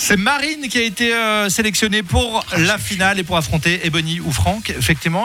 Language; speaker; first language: French; native; French